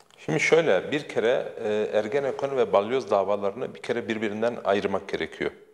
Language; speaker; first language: Turkish; early bilingual, heritage; Turkish